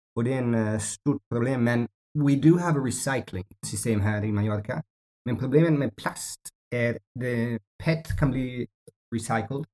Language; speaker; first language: Swedish; non-native, learner; Amharic